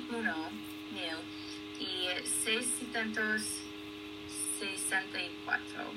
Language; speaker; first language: Spanish; non-native, learner; English